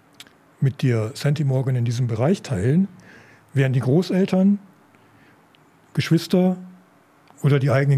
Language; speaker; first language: German; native; German